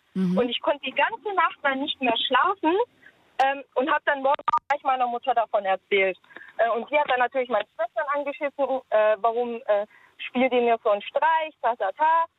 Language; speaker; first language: German; native; German